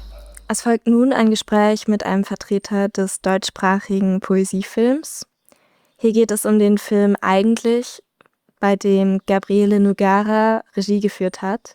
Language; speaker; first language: German; native; German